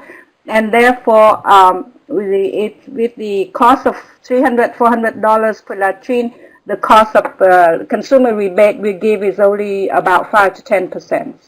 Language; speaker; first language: English; non-native, fluent; Vietnamese